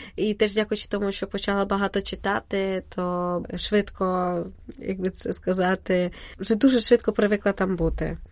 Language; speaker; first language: Ukrainian; native; Ukrainian